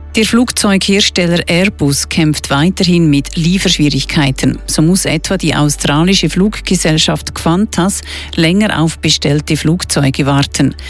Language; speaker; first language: German; native; German